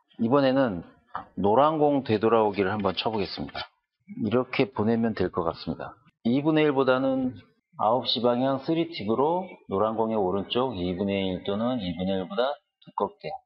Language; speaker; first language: Korean; native; Korean